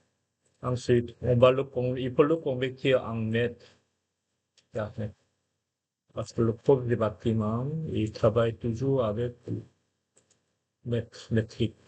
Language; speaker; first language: French; non-native, fluent; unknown